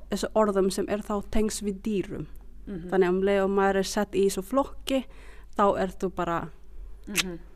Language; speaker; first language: Icelandic; early bilingual, other home language; Filipino